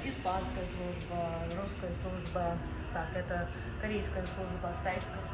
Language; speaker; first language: Russian; non-native, local second language; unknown